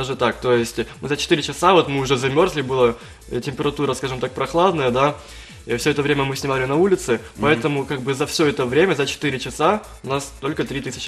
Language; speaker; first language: Russian; native; Russian